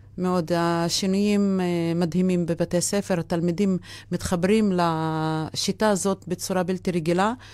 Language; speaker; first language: Hebrew; non-native, local second language; Arabic